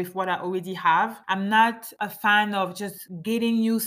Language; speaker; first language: English; non-native, fluent; French